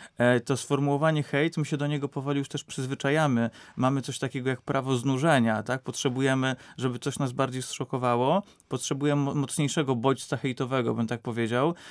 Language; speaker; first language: Polish; native; Polish